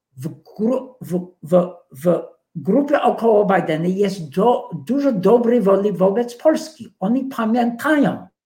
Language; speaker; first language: Polish; non-native, fluent; English